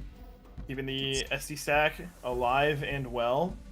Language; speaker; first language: English; native; English